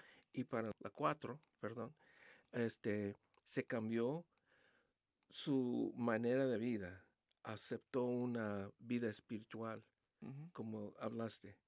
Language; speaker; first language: Spanish; early bilingual, heritage; Spanish